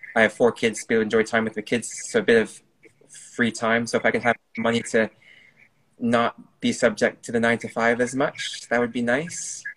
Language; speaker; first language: English; native; English